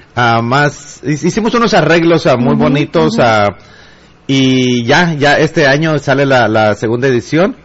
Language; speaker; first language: Spanish; native; Spanish